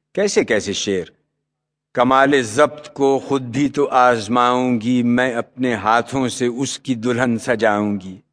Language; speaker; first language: Urdu; native; Urdu